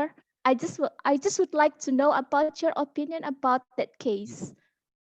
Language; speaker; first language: English; non-native, fluent; Indonesian